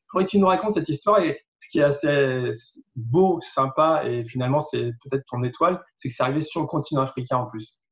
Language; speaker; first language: French; native; French